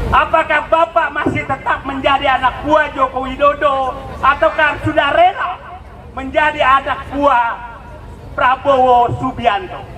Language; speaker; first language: Indonesian; native; Indonesian